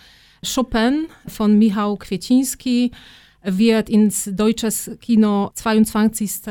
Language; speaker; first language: German; non-native, fluent; Polish